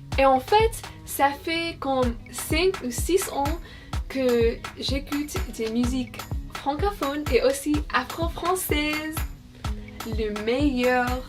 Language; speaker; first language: French; non-native, fluent; English